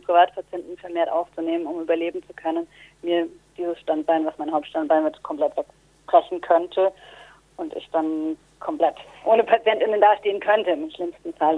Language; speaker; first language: German; native; German